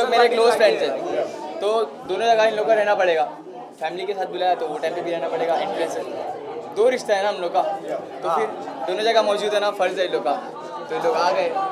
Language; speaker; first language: Hindi; native; Hindi